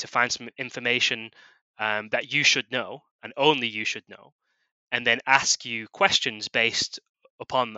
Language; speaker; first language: English; native; English